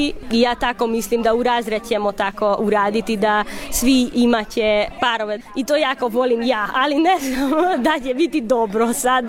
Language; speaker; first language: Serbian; non-native, local second language; Hungarian